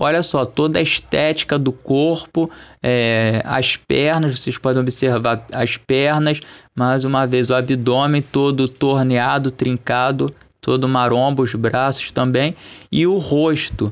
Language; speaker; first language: Portuguese; native; Portuguese